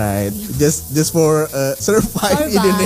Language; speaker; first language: English; non-native, fluent; Indonesian